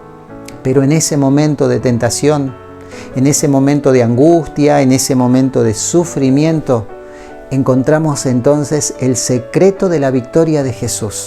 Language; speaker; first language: Spanish; native; Spanish